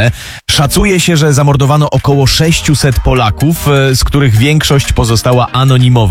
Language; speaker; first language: Polish; native; Polish